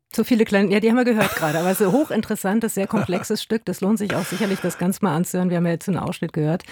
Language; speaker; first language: German; native; German